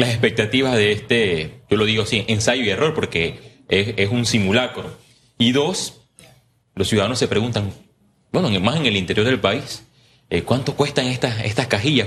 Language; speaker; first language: Spanish; native; Spanish